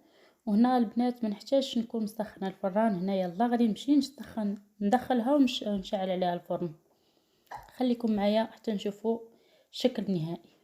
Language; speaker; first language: Arabic; native; Arabic